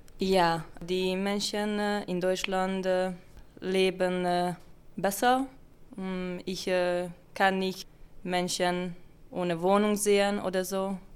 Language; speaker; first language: German; non-native, learner; Hungarian